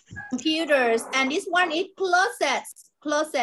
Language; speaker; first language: English; non-native, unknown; Thai